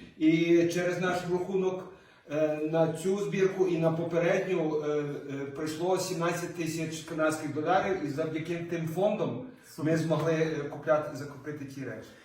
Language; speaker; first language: Ukrainian; early bilingual, heritage; Ukrainian